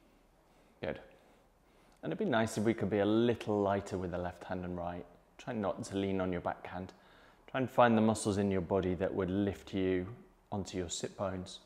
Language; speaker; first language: English; native; English